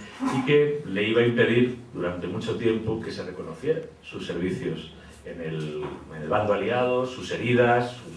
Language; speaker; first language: Spanish; native; Spanish